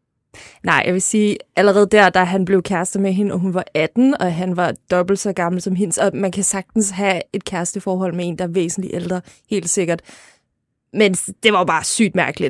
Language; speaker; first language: Danish; native; Danish